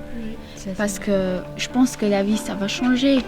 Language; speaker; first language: French; non-native, learner; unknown